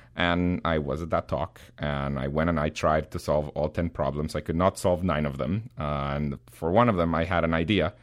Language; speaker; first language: English; non-native, fluent; Spanish